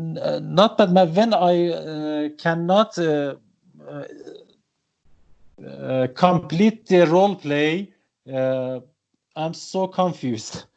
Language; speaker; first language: English; non-native, learner; Persian